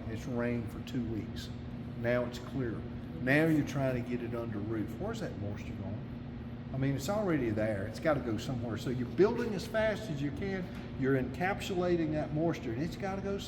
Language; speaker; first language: English; native; English